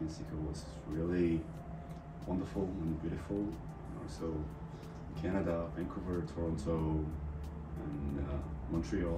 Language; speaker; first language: English; non-native, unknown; Korean